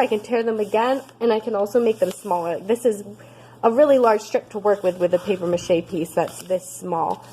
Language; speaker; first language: English; native; English